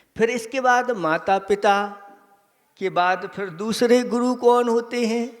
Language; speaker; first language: Hindi; native; Hindi